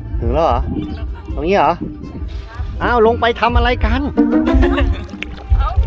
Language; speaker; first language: Thai; native; Thai